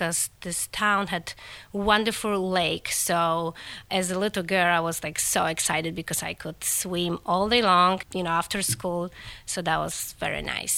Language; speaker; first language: English; non-native, fluent; Polish